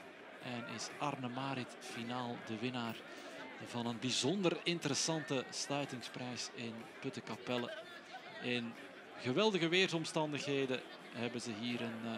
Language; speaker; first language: Dutch; native; Dutch